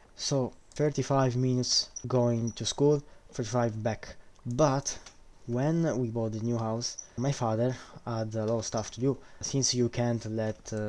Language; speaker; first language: English; non-native, fluent; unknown